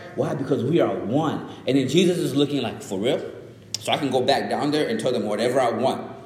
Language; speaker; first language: English; early bilingual, other home language; Shona